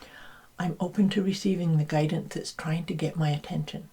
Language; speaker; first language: English; native; English